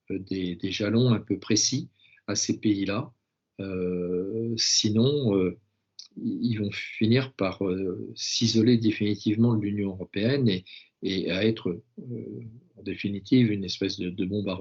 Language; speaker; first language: French; native; French